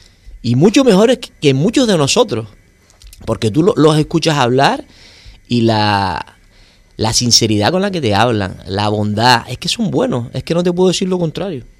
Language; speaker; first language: Spanish; native; Spanish